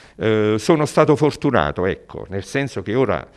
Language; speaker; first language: Italian; native; Italian